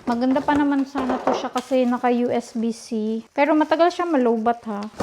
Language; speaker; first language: Filipino; non-native, local second language; Cebuano